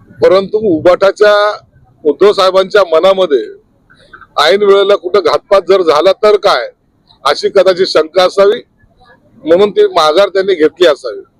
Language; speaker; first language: Marathi; native; Marathi